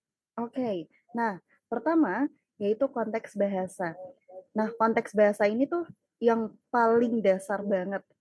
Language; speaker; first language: Indonesian; native; Indonesian